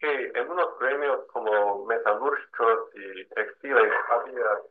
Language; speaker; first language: Spanish; non-native, fluent; English